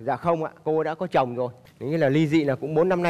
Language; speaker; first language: Vietnamese; native; Vietnamese